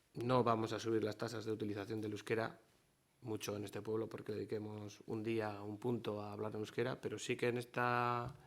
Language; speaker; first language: Spanish; non-native, local second language; Basque